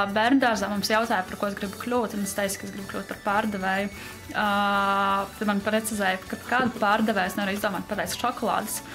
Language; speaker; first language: Latvian; non-native, local second language; Russian